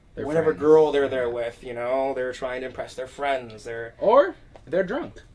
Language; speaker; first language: English; native; English